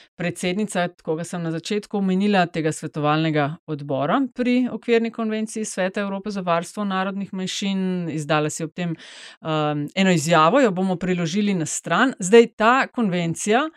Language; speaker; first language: Slovenian; native; Slovenian